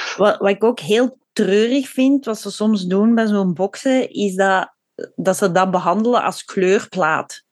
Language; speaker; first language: Dutch; native; Dutch